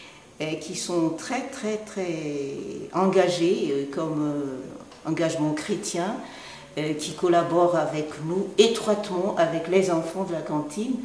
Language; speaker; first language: French; non-native, local second language; Malagasy